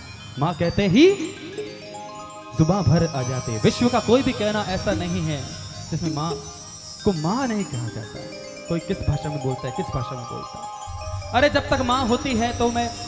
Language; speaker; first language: Hindi; native; Hindi